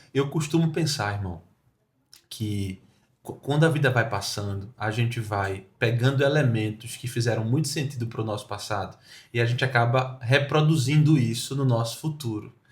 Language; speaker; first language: Portuguese; native; Portuguese